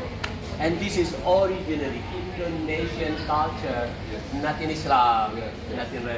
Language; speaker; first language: English; non-native, fluent; Indonesian